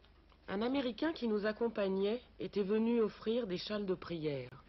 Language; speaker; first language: French; native; French